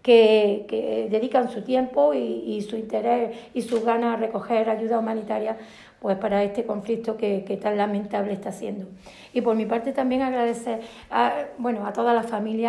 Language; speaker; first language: Spanish; native; Spanish